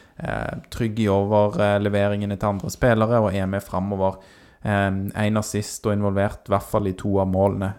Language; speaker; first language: Norwegian; native; Norwegian